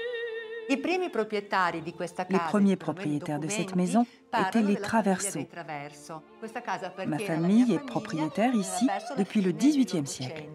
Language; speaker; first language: French; non-native, fluent; Italian